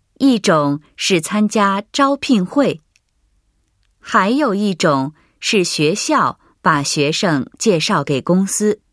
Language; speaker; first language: Chinese; non-native, learner; Japanese